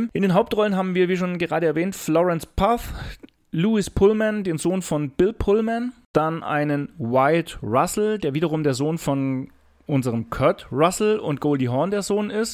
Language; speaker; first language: German; native; German